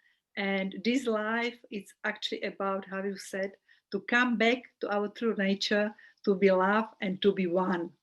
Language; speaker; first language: English; non-native, fluent; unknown